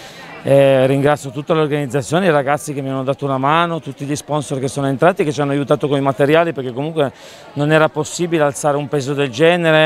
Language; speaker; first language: Italian; native; Italian